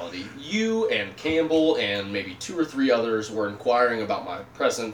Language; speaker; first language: English; native; English